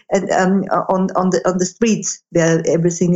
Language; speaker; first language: English; non-native, fluent; German